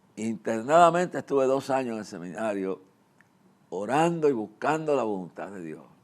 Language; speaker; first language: Spanish; non-native, fluent; English